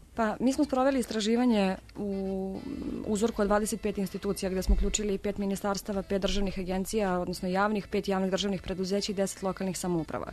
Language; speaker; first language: Serbian; native; Serbian